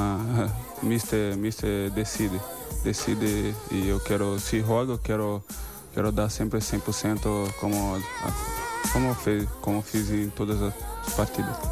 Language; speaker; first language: Spanish; non-native, learner; Portuguese